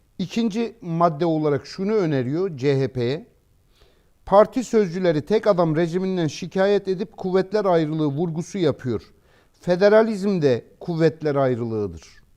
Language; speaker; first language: Turkish; native; Turkish